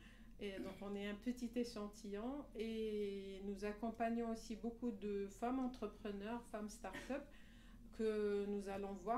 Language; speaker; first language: French; non-native, local second language; Arabic